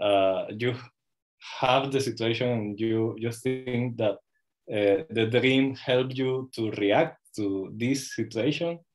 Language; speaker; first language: English; non-native, learner; Spanish